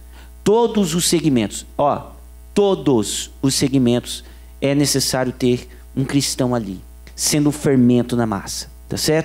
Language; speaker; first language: Portuguese; native; Portuguese